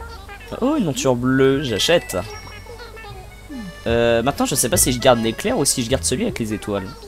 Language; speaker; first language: French; native; French